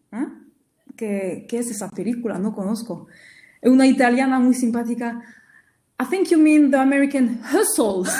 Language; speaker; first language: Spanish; non-native, fluent; French